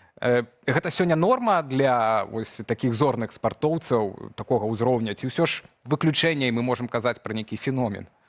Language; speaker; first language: Belarusian; native; Belarusian